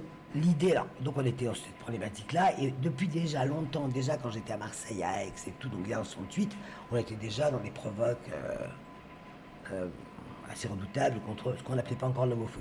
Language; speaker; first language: French; native; French